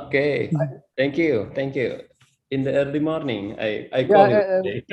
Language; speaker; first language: English; non-native, learner; Indonesian